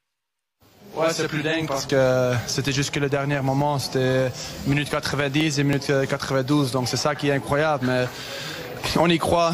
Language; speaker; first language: French; non-native, fluent; Dutch